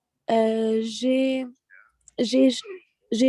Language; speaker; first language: French; non-native, learner; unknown